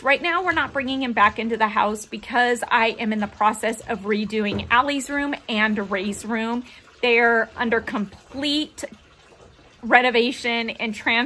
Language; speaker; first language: English; native; English